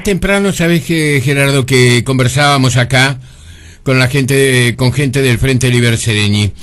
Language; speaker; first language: Spanish; native; Spanish